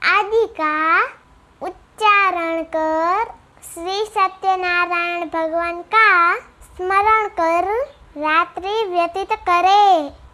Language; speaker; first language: Hindi; non-native, local second language; Gujarati